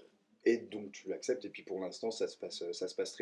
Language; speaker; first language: French; native; French